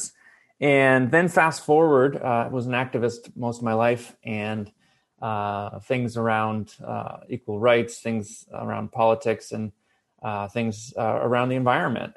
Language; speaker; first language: English; native; English